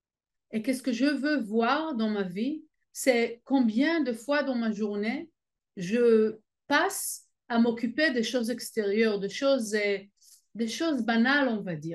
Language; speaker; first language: French; non-native, fluent; Hebrew